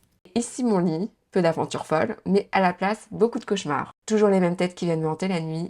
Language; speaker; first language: French; native; French